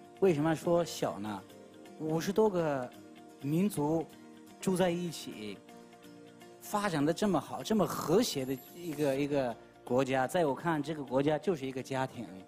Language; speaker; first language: Chinese; non-native, fluent; Tajik